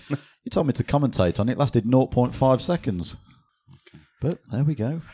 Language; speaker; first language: English; native; English